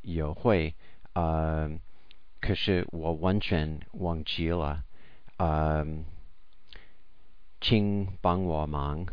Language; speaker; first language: Chinese; non-native, learner; English